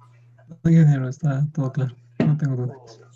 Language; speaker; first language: Spanish; native; Spanish